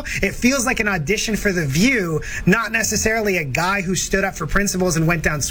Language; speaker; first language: English; native; English